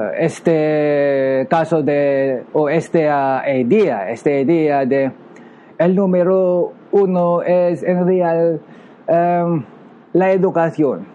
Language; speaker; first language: Spanish; non-native, learner; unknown